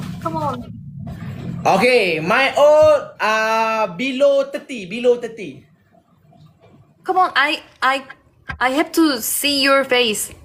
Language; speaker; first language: English; non-native, learner; Malay